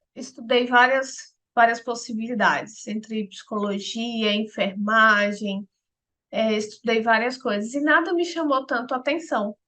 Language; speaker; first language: Portuguese; native; Portuguese